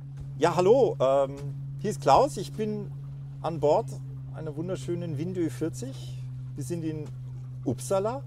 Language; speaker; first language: German; native; German